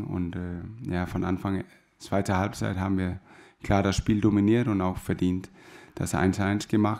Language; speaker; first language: German; non-native, fluent; Danish